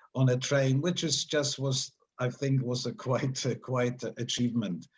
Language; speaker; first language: English; non-native, fluent; Polish